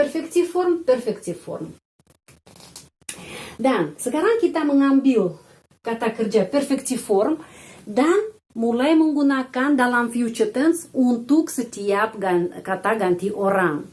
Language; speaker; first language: Indonesian; non-native, fluent; Russian